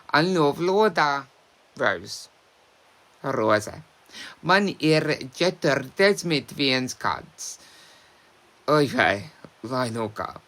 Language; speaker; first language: Latvian; non-native, learner; English